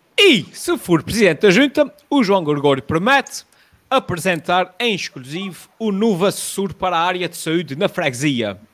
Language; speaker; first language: Portuguese; native; Portuguese